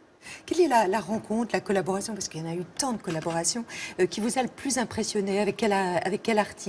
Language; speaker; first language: French; native; French